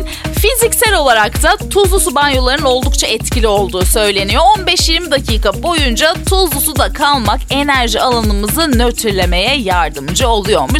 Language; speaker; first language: Turkish; native; Turkish